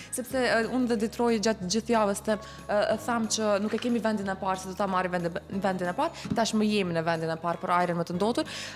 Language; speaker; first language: Albanian; native; Albanian